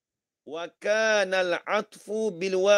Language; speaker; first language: Arabic; non-native, fluent; Malay